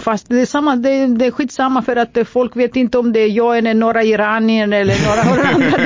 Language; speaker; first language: Swedish; non-native, fluent; Greek